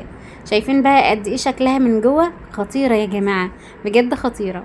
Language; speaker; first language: Arabic; native; Arabic